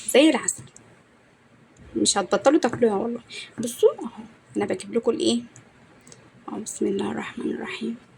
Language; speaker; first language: Arabic; native; Arabic